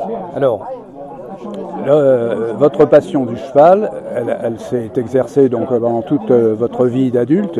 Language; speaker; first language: French; native; French